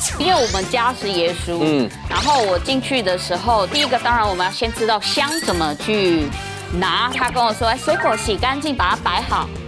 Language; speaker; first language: Chinese; early bilingual, heritage; Portuguese